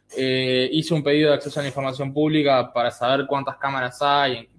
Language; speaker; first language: Spanish; native; Spanish